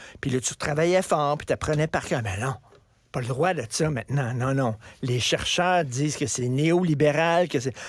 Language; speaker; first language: French; native; French